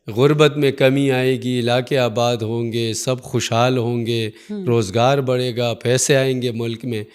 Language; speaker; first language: Urdu; non-native, local second language; Pashto